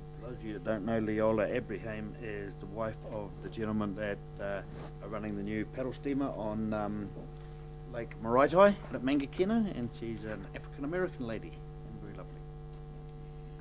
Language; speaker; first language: English; native; English